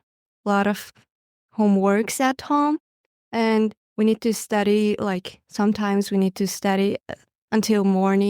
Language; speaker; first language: English; non-native, learner; Mongolian